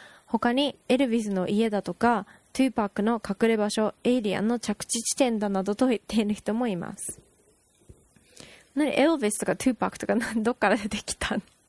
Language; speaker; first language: Japanese; early bilingual, heritage; Japanese